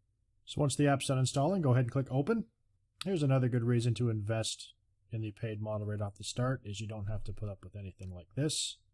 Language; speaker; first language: English; native; English